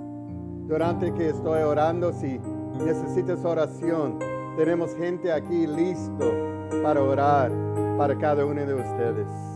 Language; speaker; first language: Spanish; early bilingual, heritage; English